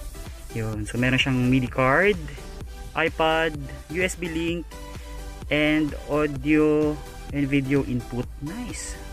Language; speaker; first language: Filipino; native; Filipino